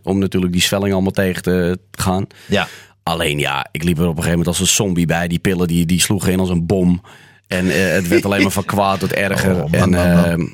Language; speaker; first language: Dutch; native; Dutch